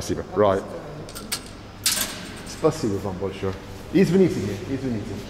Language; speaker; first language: Russian; non-native, learner; English